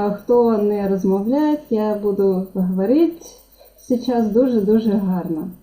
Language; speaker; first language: Ukrainian; non-native, local second language; Russian